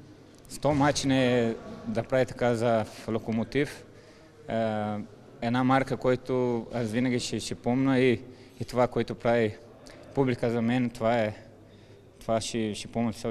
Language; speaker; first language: Bulgarian; non-native, learner; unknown